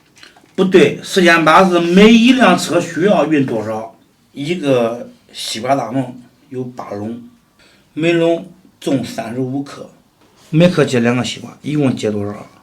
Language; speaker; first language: Chinese; native; Chinese